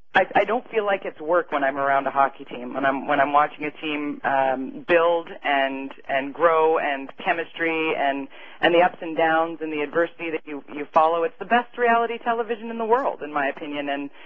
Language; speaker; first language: English; native; English